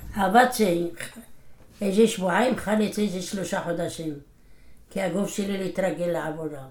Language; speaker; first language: Hebrew; non-native, fluent; Arabic